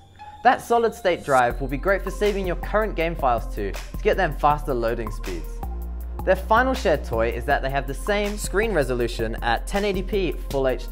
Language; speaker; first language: English; native; English